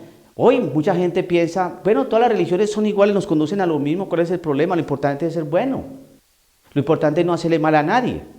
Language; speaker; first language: Spanish; native; Spanish